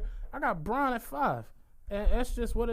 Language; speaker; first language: English; native; English